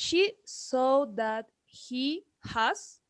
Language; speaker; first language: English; non-native, learner; Spanish